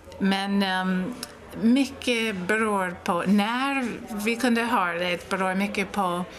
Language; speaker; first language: Swedish; non-native, fluent; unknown